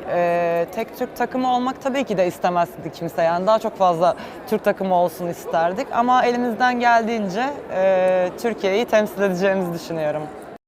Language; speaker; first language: Turkish; native; Turkish